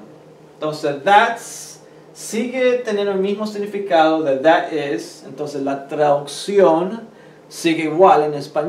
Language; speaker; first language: Spanish; early bilingual, heritage; Spanish